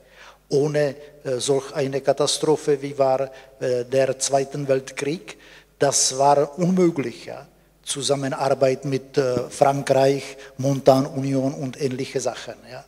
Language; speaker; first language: German; non-native, fluent; Czech